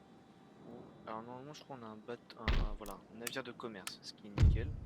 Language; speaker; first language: French; native; French